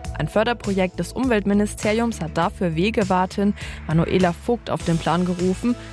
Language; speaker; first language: German; native; German